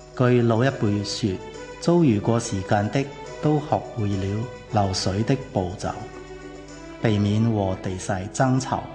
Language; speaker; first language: Cantonese; non-native, fluent; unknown